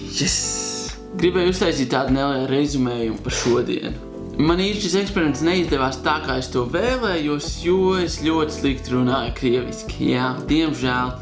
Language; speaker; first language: Latvian; native; Latvian